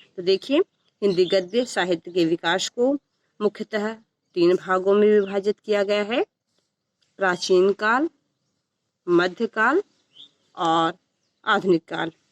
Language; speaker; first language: Hindi; native; Hindi